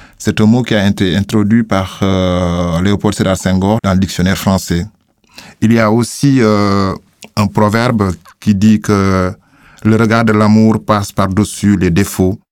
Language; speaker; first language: French; non-native, local second language; Wolof